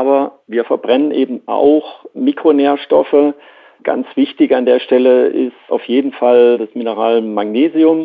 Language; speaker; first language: German; native; German